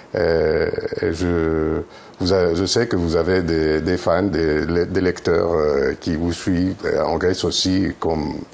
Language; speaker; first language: French; non-native, fluent; Greek